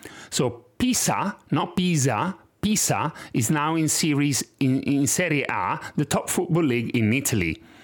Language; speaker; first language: English; non-native, fluent; Italian